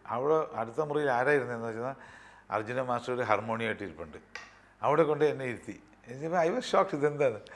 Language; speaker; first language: Malayalam; native; Malayalam